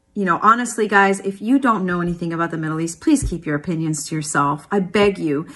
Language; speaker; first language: English; early bilingual, other home language; Persian